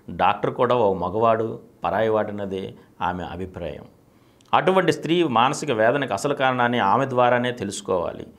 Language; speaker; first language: Telugu; native; Telugu